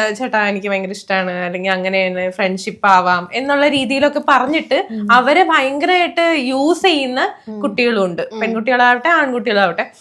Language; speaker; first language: Malayalam; native; Malayalam